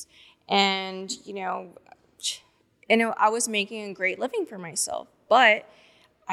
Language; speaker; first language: English; native; English